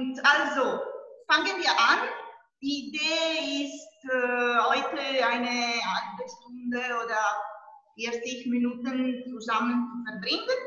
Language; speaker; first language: German; non-native, fluent; Italian